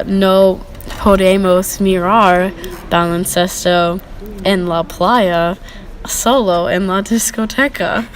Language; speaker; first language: Spanish; non-native, learner; English